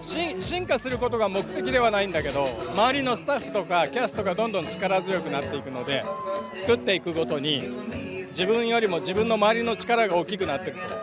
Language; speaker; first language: Japanese; native; Japanese